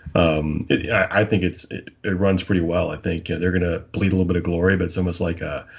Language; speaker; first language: English; native; English